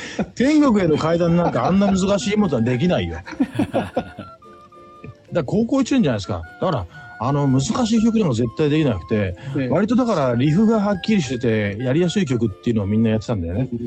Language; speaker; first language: Japanese; native; Japanese